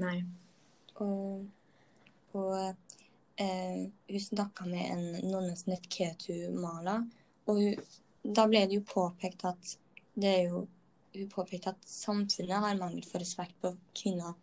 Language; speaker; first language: Norwegian; native; Norwegian